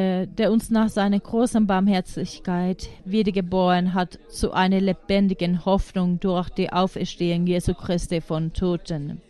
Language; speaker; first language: German; non-native, fluent; Finnish